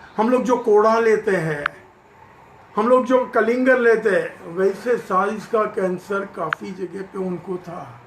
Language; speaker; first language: Hindi; non-native, local second language; Gujarati